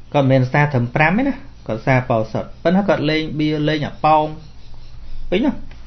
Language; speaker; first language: Khmer; native; Khmer